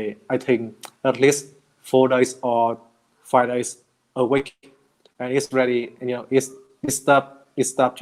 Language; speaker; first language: English; non-native, learner; Vietnamese